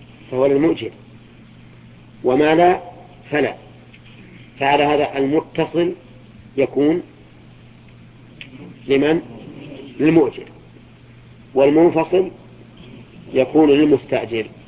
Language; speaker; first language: Arabic; native; Arabic